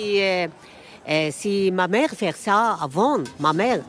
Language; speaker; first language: French; non-native, learner; Arabic